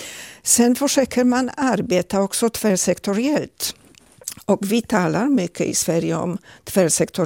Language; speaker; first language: Swedish; non-native, fluent; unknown